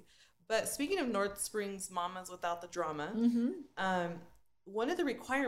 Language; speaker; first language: English; native; English